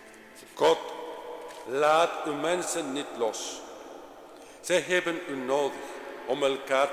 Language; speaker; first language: Dutch; non-native, fluent; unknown